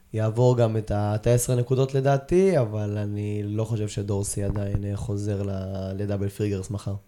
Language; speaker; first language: Hebrew; native; Hebrew